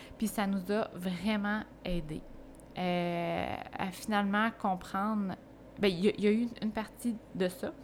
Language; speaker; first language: French; native; French